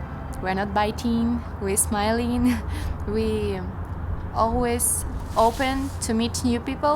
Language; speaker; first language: English; non-native, learner; Russian